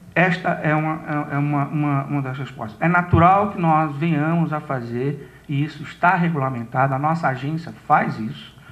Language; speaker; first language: Portuguese; native; Portuguese